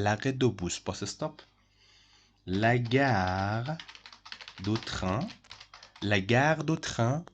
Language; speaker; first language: French; non-native, fluent; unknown